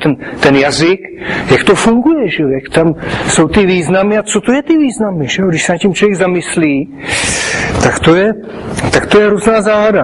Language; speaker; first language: Czech; native; Czech